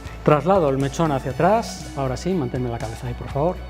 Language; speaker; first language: Spanish; native; Spanish